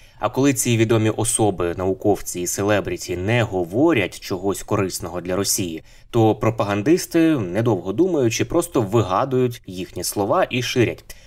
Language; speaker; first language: Ukrainian; native; Ukrainian